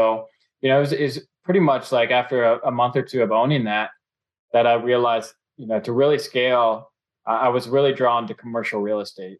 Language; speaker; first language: English; native; English